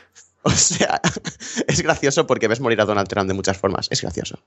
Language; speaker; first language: Spanish; native; Spanish